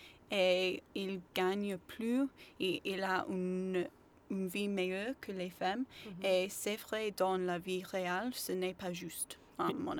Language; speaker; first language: French; non-native, learner; English